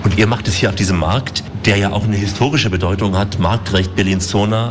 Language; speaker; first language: German; native; German